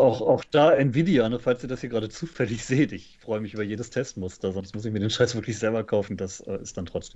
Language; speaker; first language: German; native; German